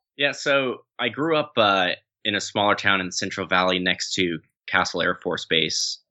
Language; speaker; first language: English; native; English